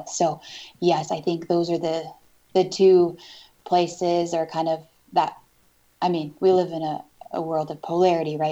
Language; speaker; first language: English; native; English